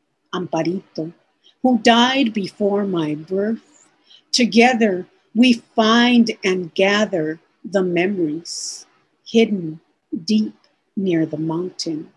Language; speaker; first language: English; early bilingual, other home language; Spanish